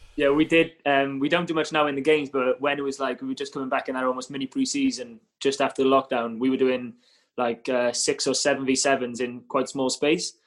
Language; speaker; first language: English; native; English